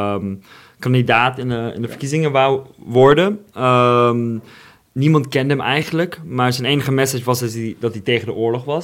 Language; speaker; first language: Dutch; non-native, fluent; Russian